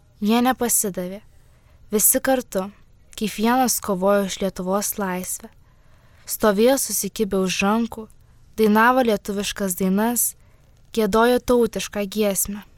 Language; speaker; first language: Lithuanian; native; Lithuanian